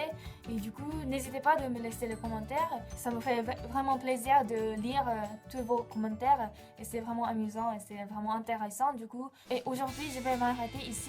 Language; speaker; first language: French; non-native, fluent; Japanese